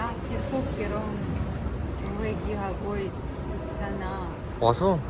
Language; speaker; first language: Korean; non-native, learner; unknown